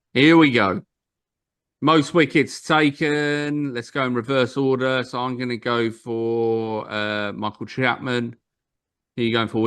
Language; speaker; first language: English; native; English